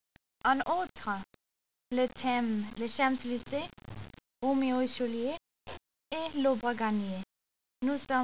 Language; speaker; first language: French; non-native, learner; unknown